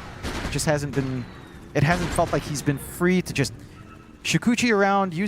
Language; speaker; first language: English; native; English